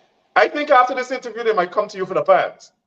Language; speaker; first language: English; native; English